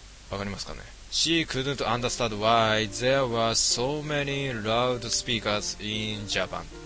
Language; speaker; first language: English; non-native, learner; Japanese